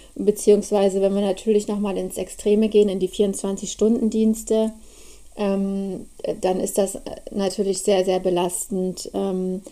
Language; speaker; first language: German; native; German